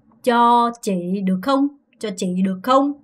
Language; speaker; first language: Vietnamese; non-native, fluent; Korean